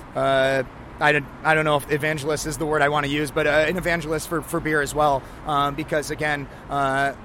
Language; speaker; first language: English; native; English